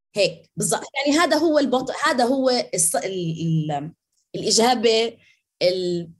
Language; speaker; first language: Arabic; native; Arabic